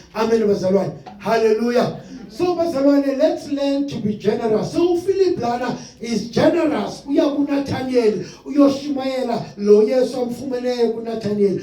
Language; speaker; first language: Zulu; non-native, local second language; Xhosa